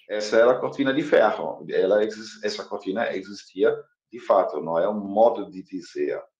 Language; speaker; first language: Portuguese; non-native, fluent; German